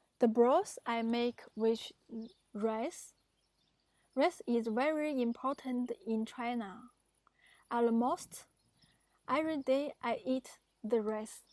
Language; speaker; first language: English; non-native, fluent; Chinese